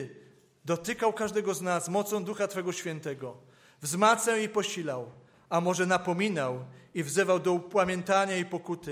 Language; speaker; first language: Polish; native; Polish